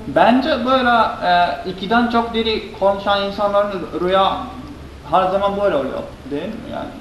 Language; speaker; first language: Turkish; non-native, fluent; Japanese